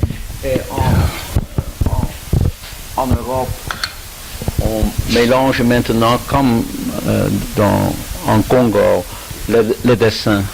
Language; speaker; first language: French; non-native, learner; Dutch